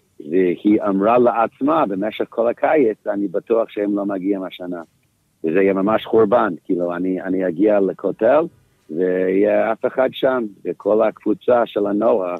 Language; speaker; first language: Hebrew; non-native, fluent; English